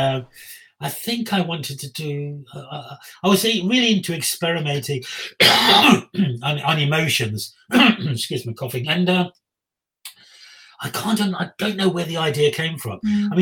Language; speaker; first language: English; native; English